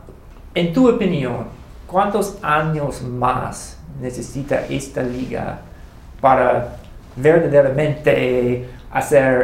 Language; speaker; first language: Spanish; non-native, fluent; English